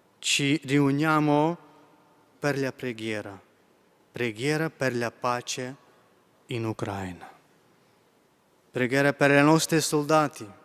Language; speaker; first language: Italian; non-native, fluent; Ukrainian